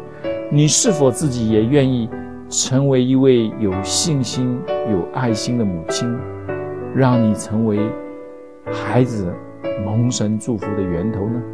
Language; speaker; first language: Chinese; native; Chinese